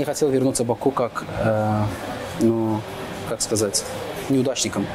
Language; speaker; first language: Russian; non-native, fluent; Azerbaijani